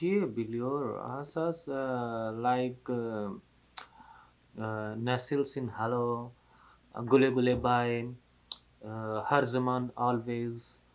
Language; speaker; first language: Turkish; non-native, learner; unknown